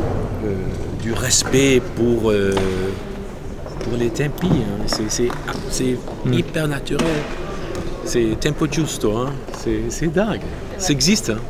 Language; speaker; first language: French; native; French